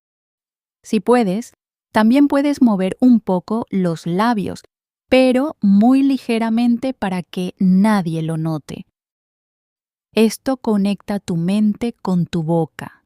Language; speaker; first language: Spanish; non-native, fluent; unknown